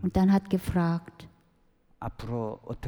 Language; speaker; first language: German; non-native, fluent; Korean